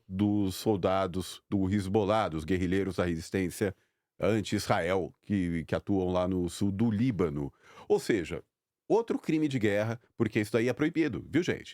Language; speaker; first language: Portuguese; native; Portuguese